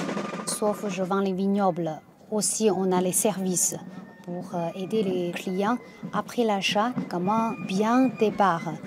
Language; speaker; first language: French; non-native, fluent; Chinese